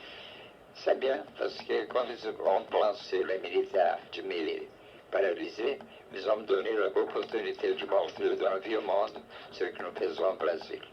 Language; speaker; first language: French; non-native, fluent; Portuguese